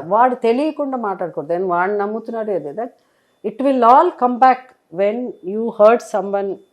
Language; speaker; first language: Telugu; native; Telugu